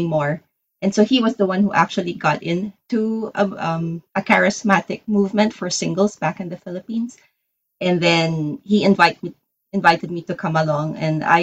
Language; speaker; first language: English; non-native, local second language; Filipino